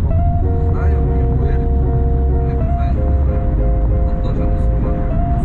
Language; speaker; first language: Russian; non-native, learner; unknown